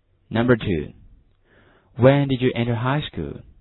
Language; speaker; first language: English; non-native, fluent; Chinese